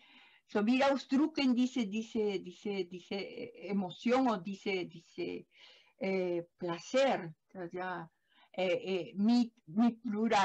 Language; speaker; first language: German; non-native, learner; Spanish